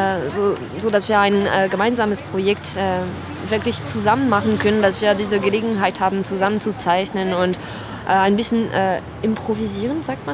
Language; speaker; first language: German; non-native, fluent; French